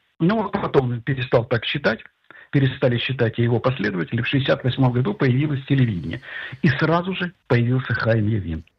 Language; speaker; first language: Russian; native; Russian